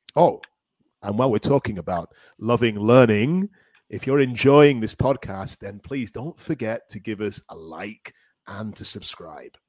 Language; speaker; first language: English; native; English